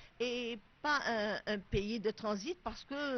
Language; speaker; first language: French; non-native, fluent; Arabic